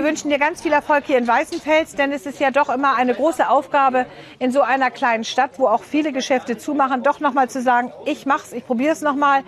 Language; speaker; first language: German; native; German